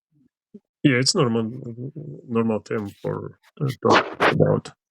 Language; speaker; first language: English; non-native, learner; Ukrainian